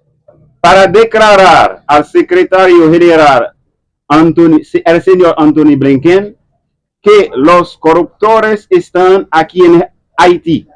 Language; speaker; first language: Spanish; non-native, learner; Haitian Creole